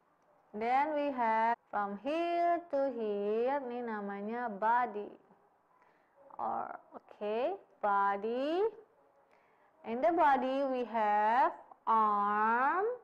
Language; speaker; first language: English; non-native, fluent; Indonesian